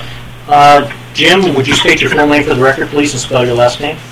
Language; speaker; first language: English; native; English